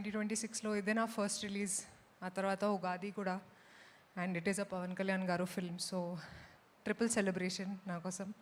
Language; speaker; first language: Telugu; non-native, fluent; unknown